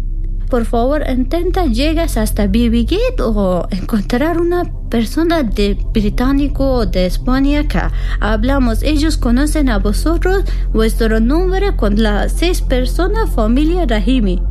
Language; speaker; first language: Spanish; non-native, learner; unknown